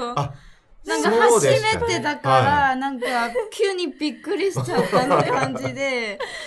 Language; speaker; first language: Japanese; non-native, learner; Chinese